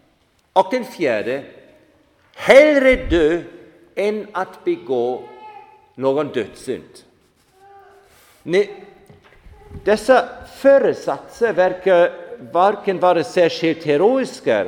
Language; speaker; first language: Swedish; non-native, fluent; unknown